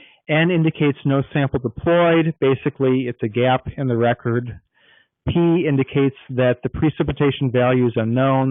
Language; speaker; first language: English; native; English